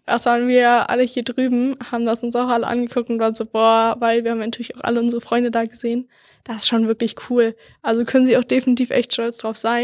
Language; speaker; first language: German; native; German